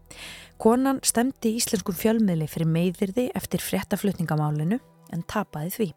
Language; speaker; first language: Icelandic; native; Icelandic